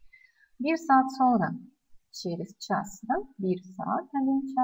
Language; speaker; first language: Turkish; non-native, fluent; Russian